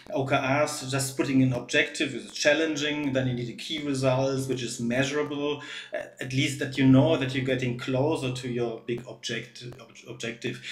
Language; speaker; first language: English; non-native, fluent; German